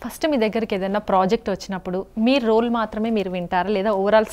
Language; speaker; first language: Telugu; native; Telugu